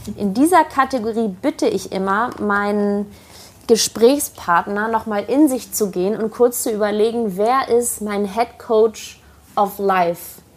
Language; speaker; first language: German; native; German